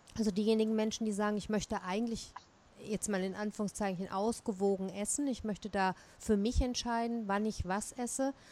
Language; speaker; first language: German; native; German